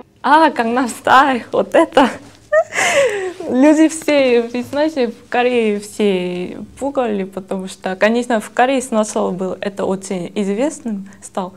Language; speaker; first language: Russian; non-native, learner; Korean